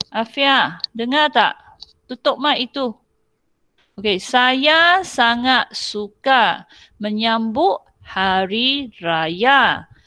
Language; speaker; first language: Malay; non-native, local second language; Chinese